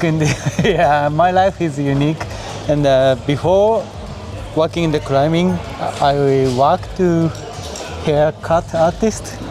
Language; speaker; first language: English; non-native, learner; Japanese